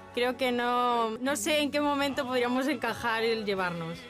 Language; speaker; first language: Spanish; native; Spanish